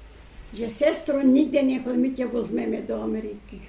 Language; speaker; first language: Slovak; early bilingual, heritage; Slovak